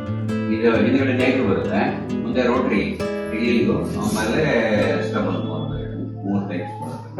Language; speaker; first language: Kannada; native; Kannada